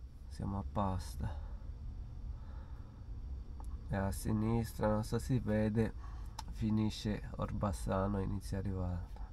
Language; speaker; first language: Italian; non-native, fluent; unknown